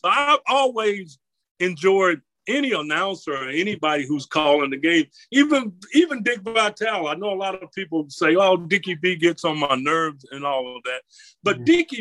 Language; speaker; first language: English; native; English